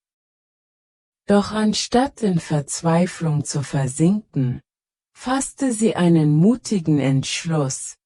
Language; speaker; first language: German; native; German